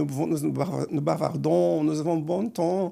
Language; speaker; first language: French; non-native, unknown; Portuguese